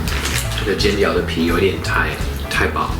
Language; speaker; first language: Chinese; non-native, fluent; English